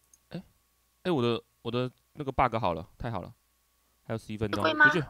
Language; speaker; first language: Chinese; native; Chinese